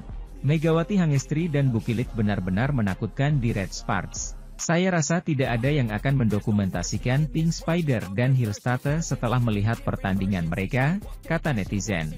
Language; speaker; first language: Indonesian; native; Indonesian